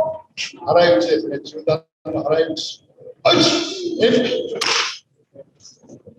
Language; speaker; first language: Japanese; native; Japanese